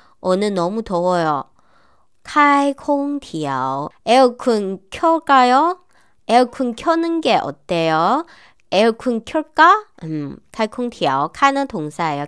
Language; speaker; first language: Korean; non-native, learner; Chinese